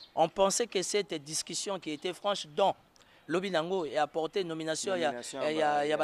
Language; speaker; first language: French; non-native, local second language; Lingala